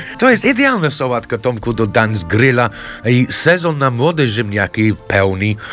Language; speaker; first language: Polish; non-native, fluent; English